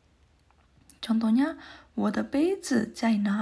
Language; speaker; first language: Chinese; non-native, fluent; Indonesian